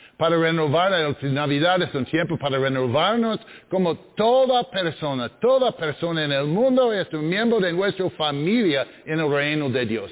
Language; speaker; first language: Spanish; non-native, learner; English